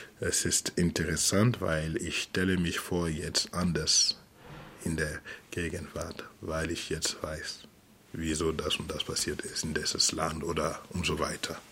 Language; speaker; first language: German; non-native, fluent; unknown